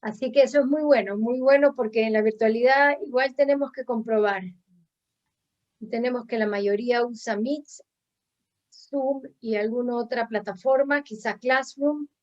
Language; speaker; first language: Spanish; native; Spanish